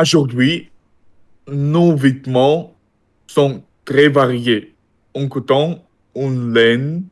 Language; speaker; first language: French; non-native, learner; Russian